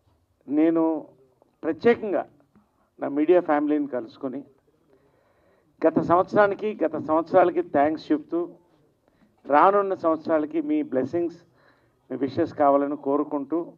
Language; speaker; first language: Telugu; native; Telugu